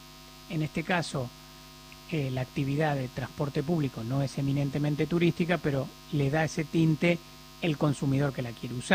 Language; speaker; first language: Spanish; native; Spanish